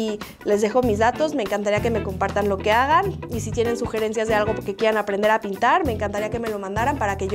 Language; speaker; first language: Spanish; native; Spanish